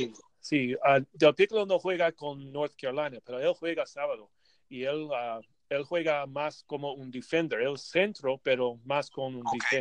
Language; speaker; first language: Spanish; non-native, learner; English